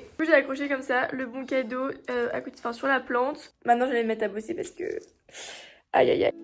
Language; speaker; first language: French; native; French